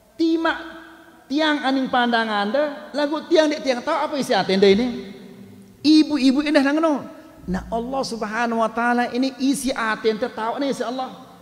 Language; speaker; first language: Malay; non-native, local second language; Sasak